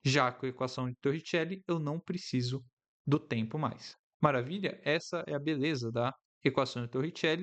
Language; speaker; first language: Portuguese; native; Portuguese